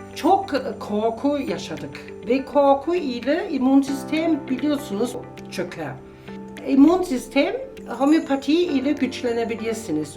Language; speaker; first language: Turkish; non-native, learner; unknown